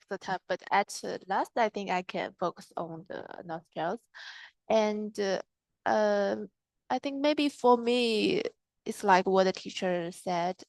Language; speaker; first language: English; non-native, learner; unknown